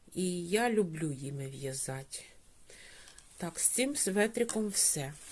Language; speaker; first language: Ukrainian; non-native, local second language; Russian